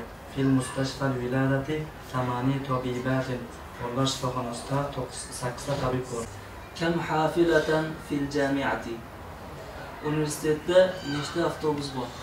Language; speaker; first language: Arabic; non-native, learner; Uzbek